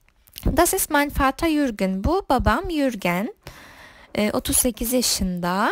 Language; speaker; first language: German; non-native, fluent; Turkish